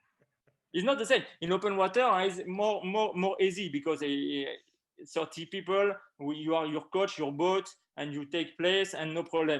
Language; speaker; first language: English; non-native, learner; French